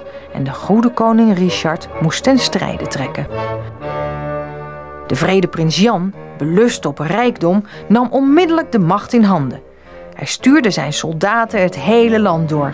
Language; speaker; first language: Dutch; native; Dutch